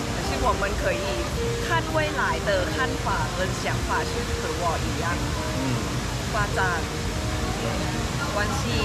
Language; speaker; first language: Chinese; non-native, fluent; Thai